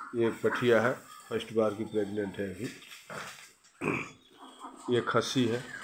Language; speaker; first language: Hindi; native; Hindi